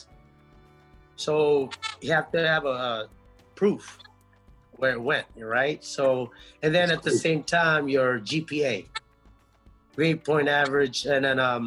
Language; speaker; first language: English; non-native, local second language; Pampanga